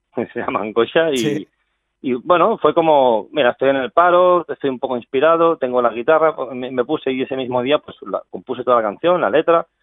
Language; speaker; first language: Spanish; non-native, local second language; Catalan